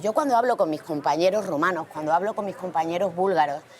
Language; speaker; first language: Spanish; native; Spanish